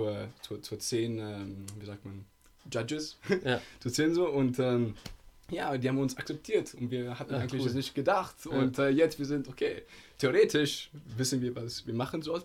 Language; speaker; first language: German; non-native, fluent; Italian